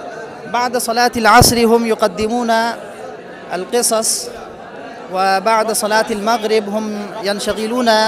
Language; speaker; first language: Arabic; non-native, fluent; Urdu